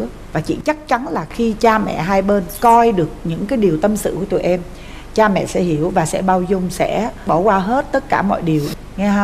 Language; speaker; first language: Vietnamese; native; Vietnamese